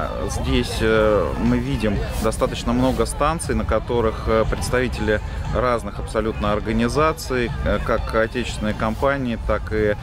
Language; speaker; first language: Russian; native; Russian